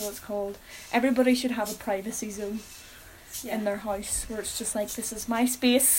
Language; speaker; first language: English; native; English